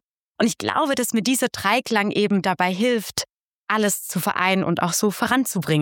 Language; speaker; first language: German; native; German